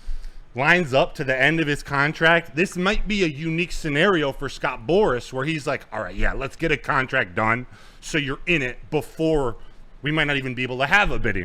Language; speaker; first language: English; native; English